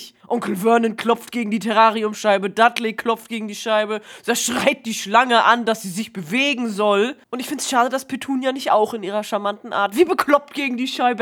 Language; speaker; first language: German; native; German